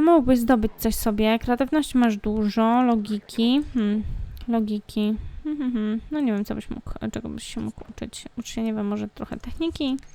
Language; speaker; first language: Polish; native; Polish